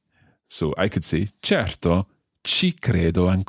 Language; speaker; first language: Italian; non-native, fluent; English